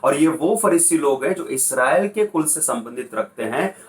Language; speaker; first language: Hindi; non-native, local second language; Kannada